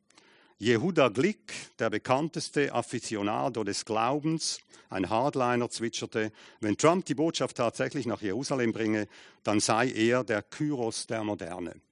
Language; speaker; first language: German; native; German